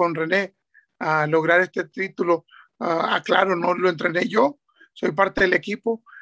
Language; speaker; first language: Spanish; native; Spanish